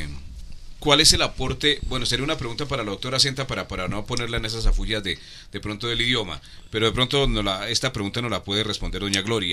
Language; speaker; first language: Spanish; native; Spanish